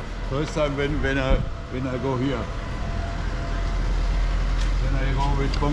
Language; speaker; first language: English; non-native, learner; German